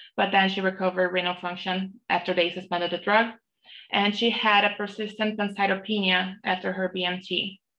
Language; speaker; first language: English; non-native, fluent; Portuguese